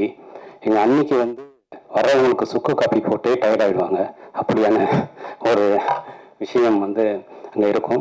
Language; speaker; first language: Tamil; native; Tamil